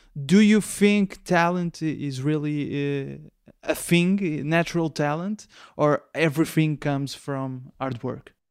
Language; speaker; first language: English; non-native, fluent; Portuguese